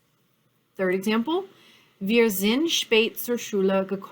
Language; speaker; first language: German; non-native, fluent; English